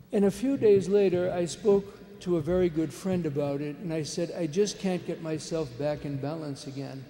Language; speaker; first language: English; native; English